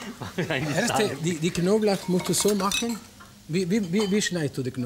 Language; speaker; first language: German; non-native, fluent; Spanish